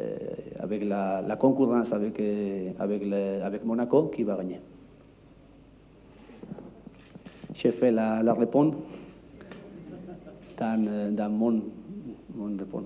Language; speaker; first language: French; non-native, learner; Spanish